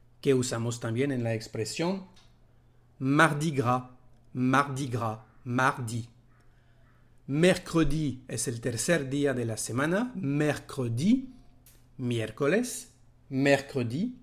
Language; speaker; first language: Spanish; non-native, fluent; French